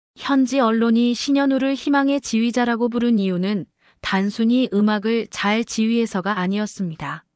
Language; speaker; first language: Korean; native; Korean